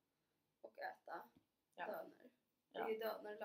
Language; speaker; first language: Swedish; native; Swedish